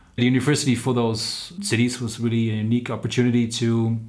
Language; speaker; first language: English; non-native, fluent; Dutch